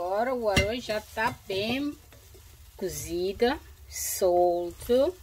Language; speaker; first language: Portuguese; non-native, local second language; Upper Guinea Crioulo